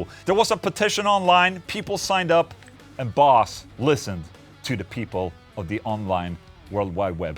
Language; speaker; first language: English; non-native, fluent; Swedish